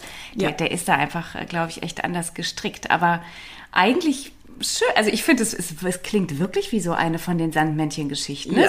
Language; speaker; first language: German; native; German